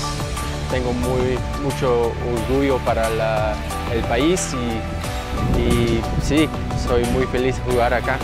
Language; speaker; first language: Spanish; early bilingual, heritage; English